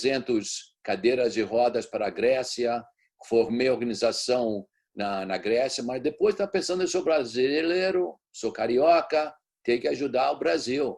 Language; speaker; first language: Portuguese; early bilingual, heritage; Portuguese